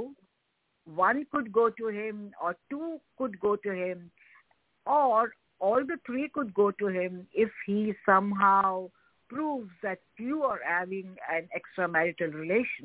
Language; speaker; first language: English; non-native, local second language; Hindi